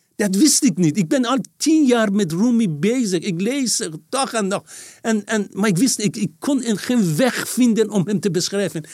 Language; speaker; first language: Dutch; non-native, fluent; Persian